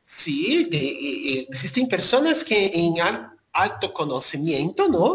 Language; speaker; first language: Spanish; non-native, learner; Portuguese